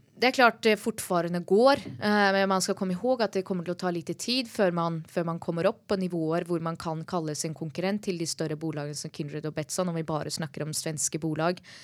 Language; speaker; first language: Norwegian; early bilingual, other home language; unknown